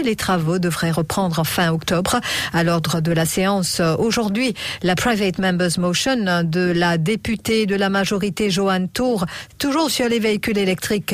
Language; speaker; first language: French; non-native, local second language; Morisyen